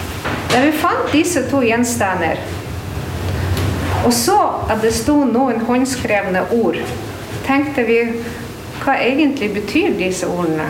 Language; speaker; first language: Norwegian; non-native, fluent; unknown